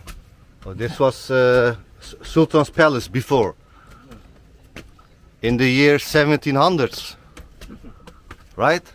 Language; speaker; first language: English; non-native, learner; Turkish